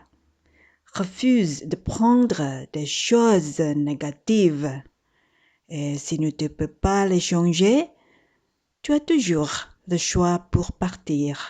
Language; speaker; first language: French; non-native, fluent; English